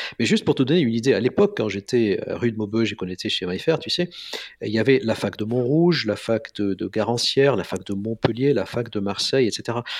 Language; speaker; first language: French; non-native, local second language; Arabic